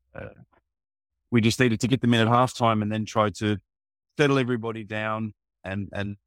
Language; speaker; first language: English; native; English